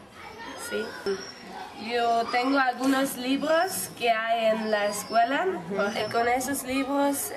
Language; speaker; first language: Spanish; non-native, fluent; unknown